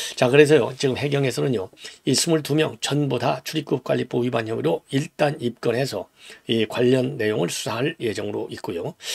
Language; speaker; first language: Korean; native; Korean